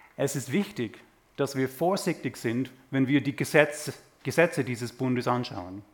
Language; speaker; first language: German; non-native, fluent; English